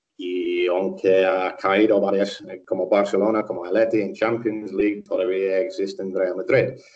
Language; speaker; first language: Spanish; non-native, fluent; English